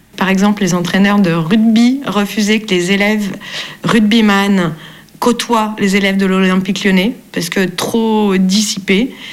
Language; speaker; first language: French; native; French